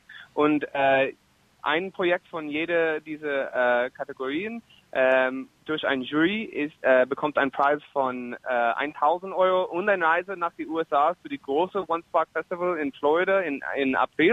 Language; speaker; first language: German; non-native, fluent; English